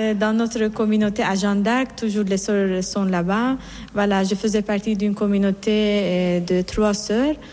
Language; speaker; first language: French; non-native, fluent; Persian